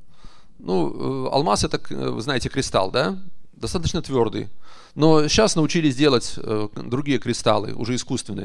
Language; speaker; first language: Russian; native; Russian